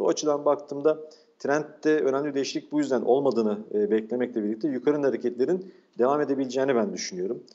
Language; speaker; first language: Turkish; native; Turkish